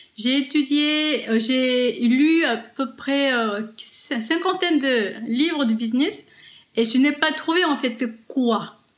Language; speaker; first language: French; non-native, fluent; Korean